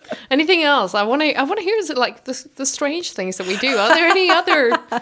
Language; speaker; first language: English; non-native, fluent; Swedish